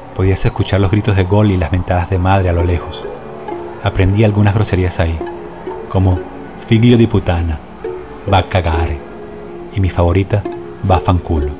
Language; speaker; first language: Spanish; native; Spanish